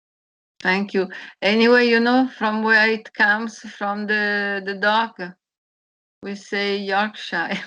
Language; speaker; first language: English; non-native, learner; Italian